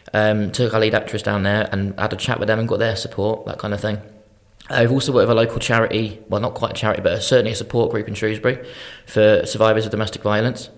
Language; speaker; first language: English; native; English